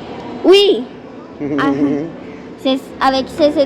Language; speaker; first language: French; non-native, fluent; Spanish